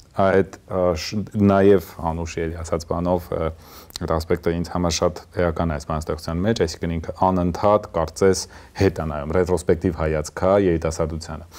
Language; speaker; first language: Armenian; native; Armenian